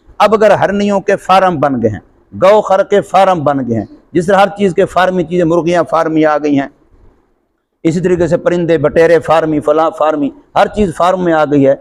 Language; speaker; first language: Urdu; non-native, local second language; Saraiki